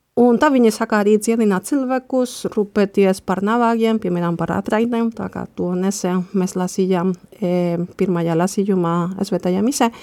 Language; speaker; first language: Latvian; non-native, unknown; Spanish